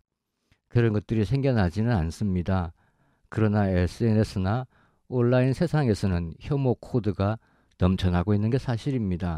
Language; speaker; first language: Korean; native; Korean